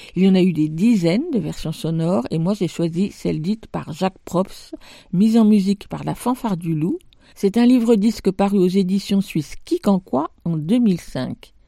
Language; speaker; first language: French; native; French